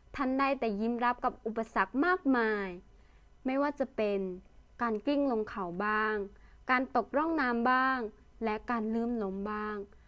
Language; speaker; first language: Thai; early bilingual, other home language; Lao